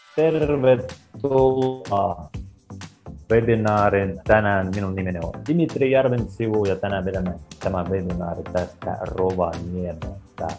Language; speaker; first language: Finnish; non-native, learner; Russian